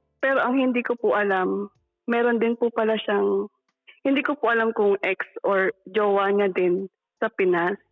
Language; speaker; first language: Filipino; non-native, local second language; Pangasinan